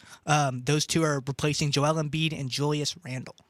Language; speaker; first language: English; native; English